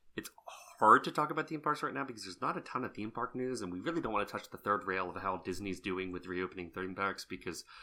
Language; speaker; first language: English; native; English